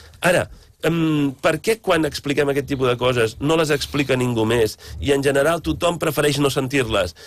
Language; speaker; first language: Catalan; native; Catalan